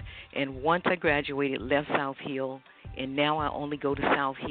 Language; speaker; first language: English; native; English